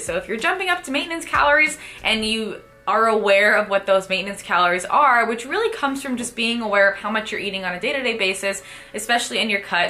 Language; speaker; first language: English; native; English